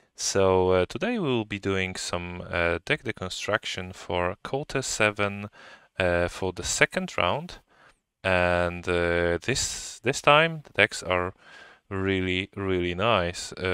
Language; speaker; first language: English; non-native, fluent; Polish